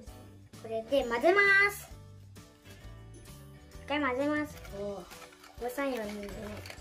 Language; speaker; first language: Japanese; early bilingual, other home language; Indonesian